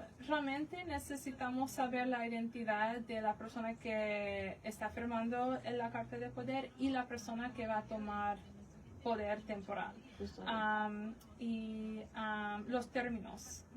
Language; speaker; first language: Spanish; non-native, fluent; English